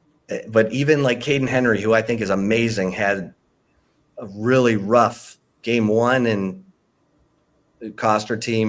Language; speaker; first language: English; native; English